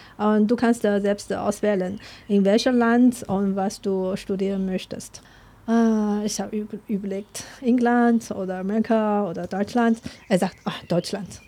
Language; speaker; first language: German; non-native, fluent; Chinese